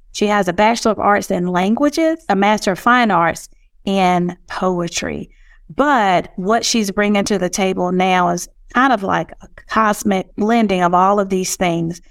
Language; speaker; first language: English; native; English